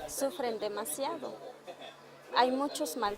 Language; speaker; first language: Spanish; non-native, local second language; Tzotzil